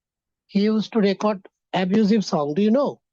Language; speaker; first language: English; non-native, fluent; Bangla